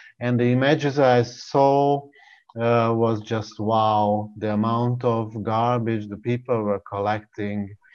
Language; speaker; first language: English; non-native, fluent; Hungarian